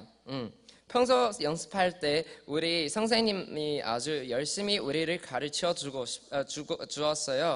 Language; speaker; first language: Korean; non-native, learner; Chinese